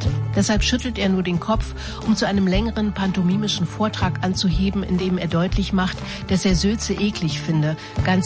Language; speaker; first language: German; native; German